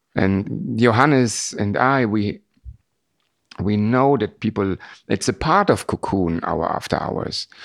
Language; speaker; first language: English; non-native, fluent; German